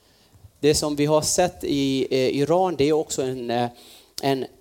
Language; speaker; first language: Swedish; non-native, fluent; Kurdish